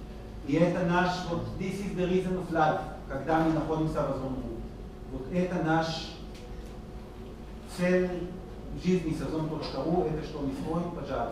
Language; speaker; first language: Russian; non-native, learner; Hebrew